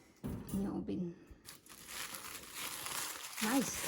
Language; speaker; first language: English; non-native, learner; Filipino